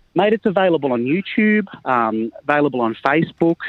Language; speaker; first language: English; native; English